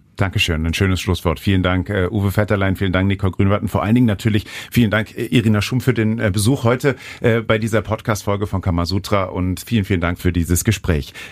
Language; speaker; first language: German; native; German